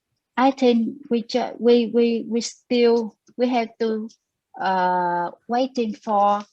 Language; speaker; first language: English; non-native, learner; Vietnamese